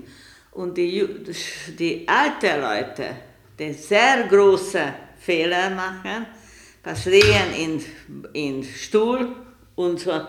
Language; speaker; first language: German; non-native, learner; Hungarian